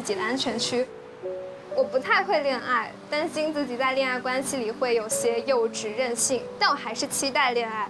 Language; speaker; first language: Chinese; native; Chinese